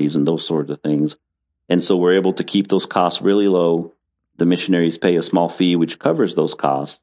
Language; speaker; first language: English; non-native, fluent; French